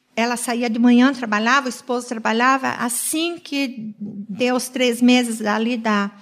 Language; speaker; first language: Portuguese; native; Portuguese